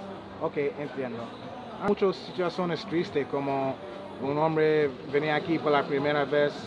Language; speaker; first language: Spanish; non-native, learner; English